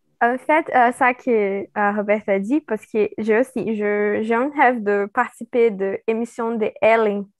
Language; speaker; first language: French; non-native, learner; Portuguese